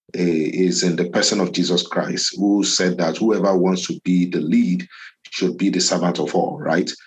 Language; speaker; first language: English; non-native, local second language; Yoruba